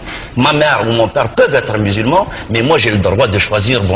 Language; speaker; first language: French; non-native, local second language; Kabyle